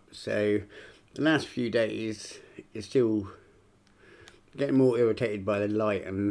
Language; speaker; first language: English; native; English